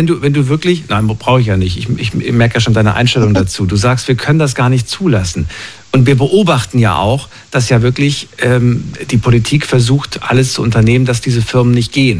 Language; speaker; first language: German; native; German